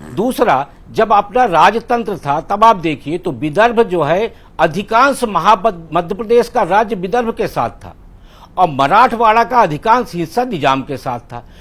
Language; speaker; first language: Hindi; native; Hindi